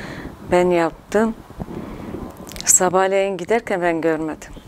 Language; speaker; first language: Turkish; non-native, local second language; Kurdish